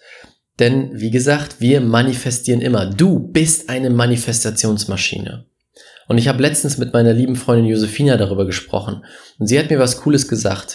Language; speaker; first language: German; native; German